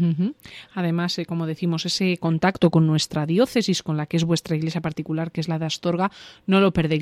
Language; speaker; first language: Spanish; native; Spanish